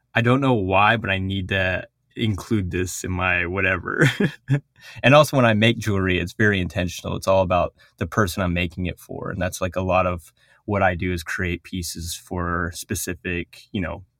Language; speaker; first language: English; early bilingual, other home language; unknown